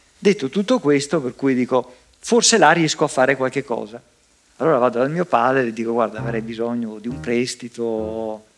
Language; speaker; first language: Italian; native; Italian